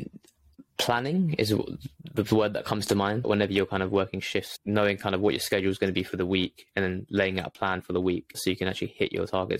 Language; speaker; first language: English; native; English